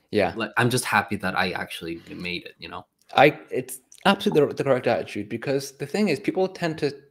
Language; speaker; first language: English; non-native, fluent; Swedish